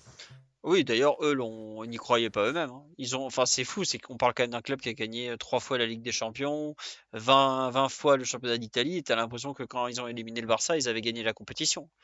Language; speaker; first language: French; native; French